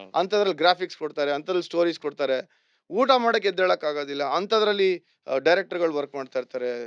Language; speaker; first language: Kannada; native; Kannada